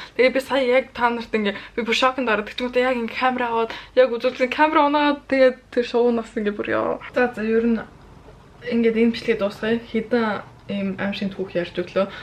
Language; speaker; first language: Mongolian; early bilingual, heritage; Mongolian